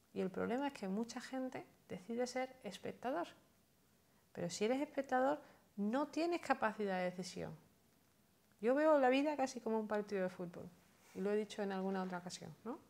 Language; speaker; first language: Spanish; native; Spanish